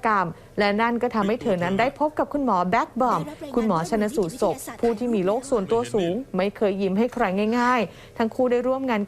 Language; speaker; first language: Thai; native; Thai